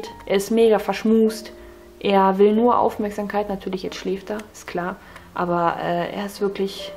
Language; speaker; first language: German; native; German